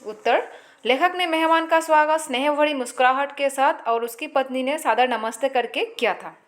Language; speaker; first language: Hindi; non-native, local second language; Assamese